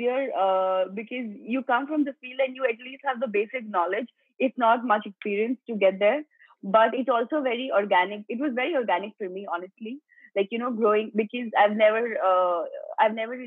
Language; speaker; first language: English; non-native, local second language; Gujarati